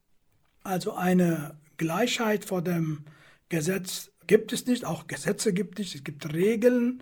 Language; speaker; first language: German; non-native, fluent; Kurdish